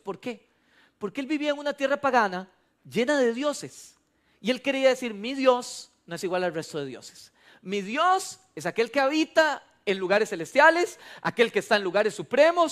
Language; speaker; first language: Spanish; native; Spanish